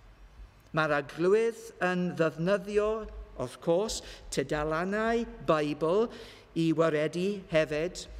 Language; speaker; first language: Welsh; non-native, learner; English